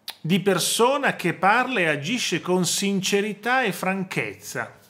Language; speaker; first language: Italian; native; Italian